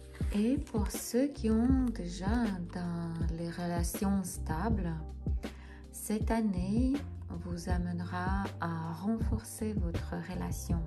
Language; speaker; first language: French; non-native, fluent; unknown